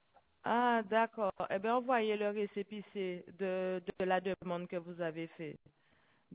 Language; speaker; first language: French; native; French